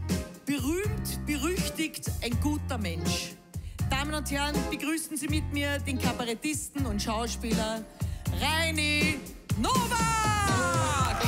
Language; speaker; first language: German; native; German